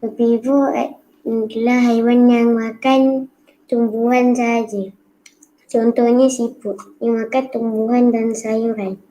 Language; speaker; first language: Malay; native; Malay